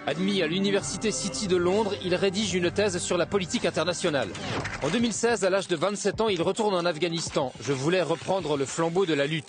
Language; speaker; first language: French; native; French